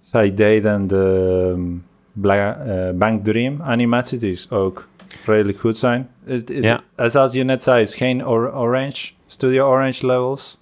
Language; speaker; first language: Dutch; non-native, fluent; Spanish